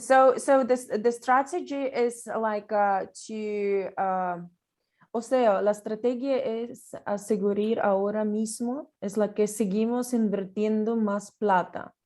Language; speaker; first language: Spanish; non-native, learner; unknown